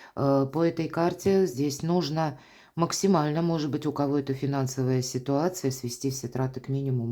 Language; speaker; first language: Russian; native; Russian